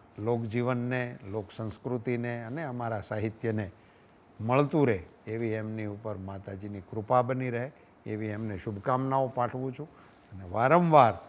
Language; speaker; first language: Gujarati; native; Gujarati